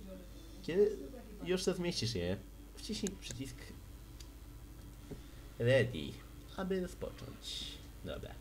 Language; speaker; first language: Polish; native; Polish